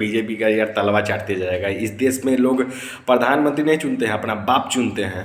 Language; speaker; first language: Hindi; native; Hindi